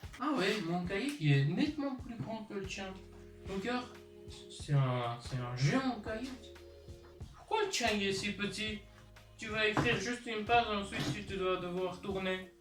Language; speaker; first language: French; early bilingual, other home language; Armenian